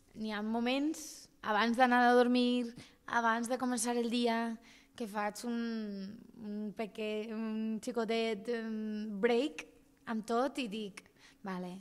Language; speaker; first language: Catalan; non-native, local second language; Spanish